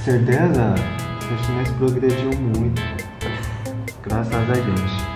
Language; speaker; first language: Portuguese; non-native, fluent; Chinese